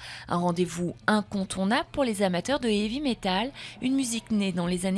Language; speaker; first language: French; native; French